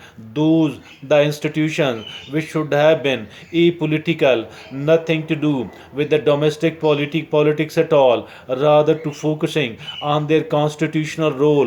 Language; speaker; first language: English; non-native, local second language; Urdu